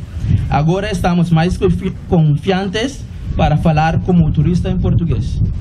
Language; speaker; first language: Portuguese; non-native, learner; Papiamento